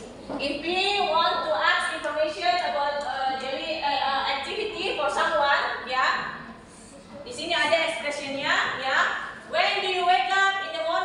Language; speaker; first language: English; non-native, learner; Indonesian